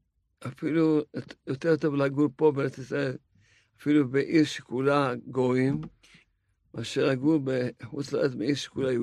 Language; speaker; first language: Hebrew; non-native, fluent; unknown